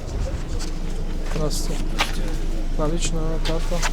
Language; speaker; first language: Russian; non-native, learner; French